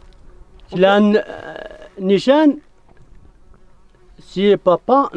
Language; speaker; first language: French; non-native, learner; Arabic